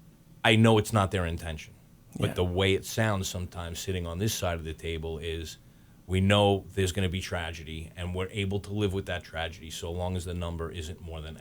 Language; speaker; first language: English; native; English